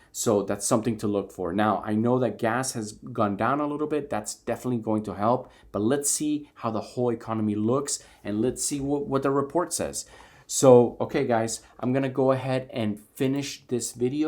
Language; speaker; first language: English; native; English